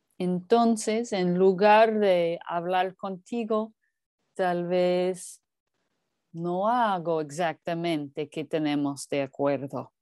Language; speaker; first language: Spanish; non-native, fluent; English